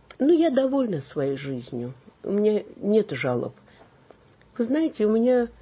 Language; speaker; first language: Russian; non-native, local second language; Armenian